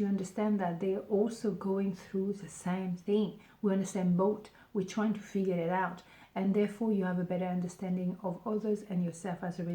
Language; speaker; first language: English; non-native, fluent; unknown